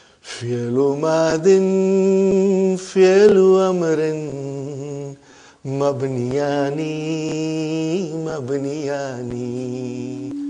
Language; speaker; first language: Arabic; non-native, fluent; Urdu